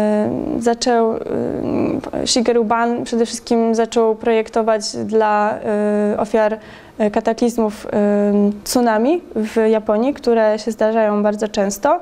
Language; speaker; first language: Polish; native; Polish